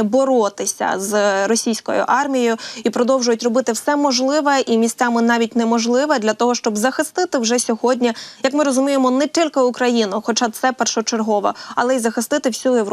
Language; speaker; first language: Ukrainian; native; Ukrainian